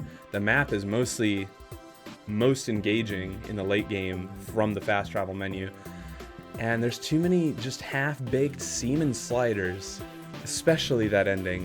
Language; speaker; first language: English; native; English